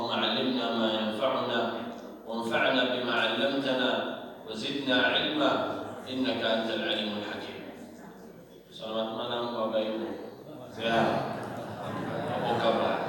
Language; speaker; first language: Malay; non-native, learner; Arabic